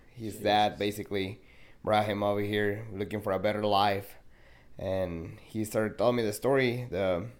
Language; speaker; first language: English; non-native, fluent; Spanish